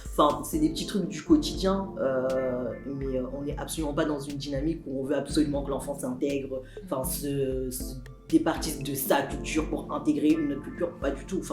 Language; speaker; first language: French; native; French